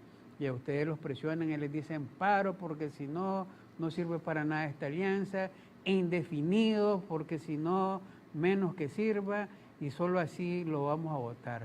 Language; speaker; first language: Spanish; native; Spanish